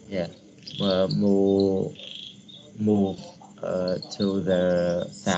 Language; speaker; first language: English; non-native, learner; Vietnamese